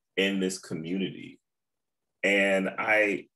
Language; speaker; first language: English; native; English